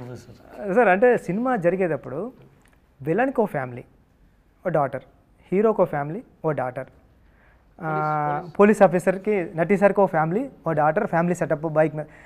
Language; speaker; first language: Telugu; native; Telugu